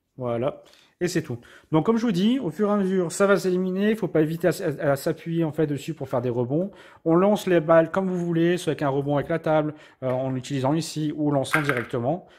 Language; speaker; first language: French; native; French